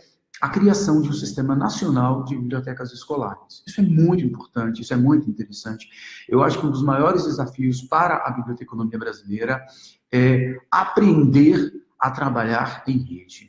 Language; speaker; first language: Portuguese; native; Portuguese